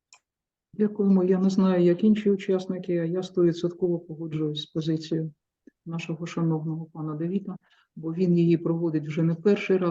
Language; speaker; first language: Ukrainian; native; Ukrainian